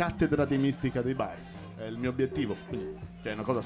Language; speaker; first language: Italian; native; Italian